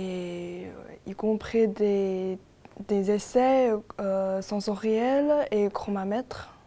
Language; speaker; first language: French; non-native, learner; Chinese